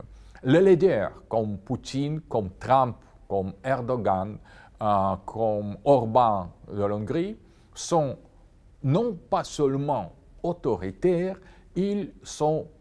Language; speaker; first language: French; non-native, fluent; Russian